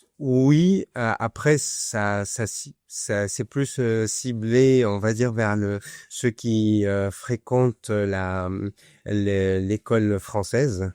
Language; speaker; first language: French; non-native, fluent; Arabic